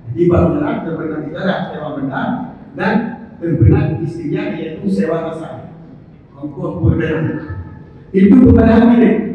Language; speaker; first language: Malay; non-native, local second language; Achinese